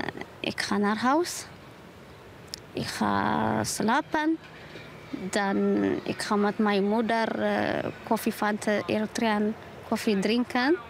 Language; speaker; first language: Dutch; non-native, learner; Tigrinya